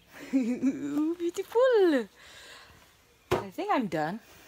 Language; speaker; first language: English; non-native, local second language; Malay